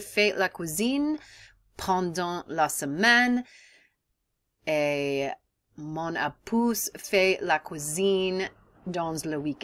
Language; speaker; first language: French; non-native, fluent; English